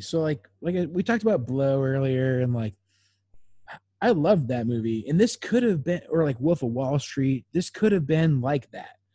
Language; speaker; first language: English; native; English